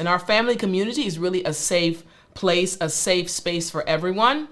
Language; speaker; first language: English; native; English